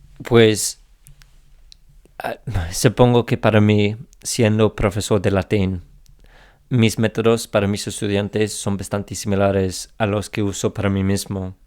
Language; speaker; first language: Spanish; non-native, fluent; English